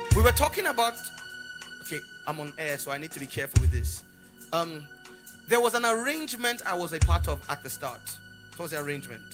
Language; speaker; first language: English; non-native, local second language; Yoruba